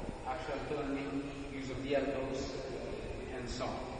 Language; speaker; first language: English; non-native, fluent; Italian